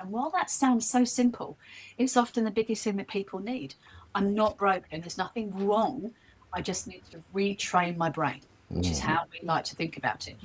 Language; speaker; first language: English; native; English